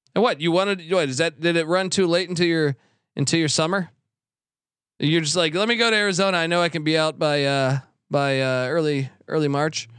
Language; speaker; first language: English; native; English